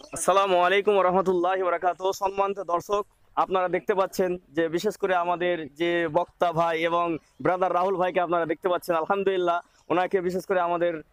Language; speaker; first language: Bangla; native; Bangla